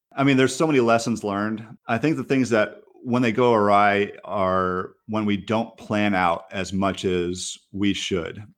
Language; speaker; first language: English; native; English